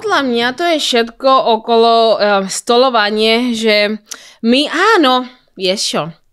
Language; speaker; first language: Slovak; non-native, learner; Spanish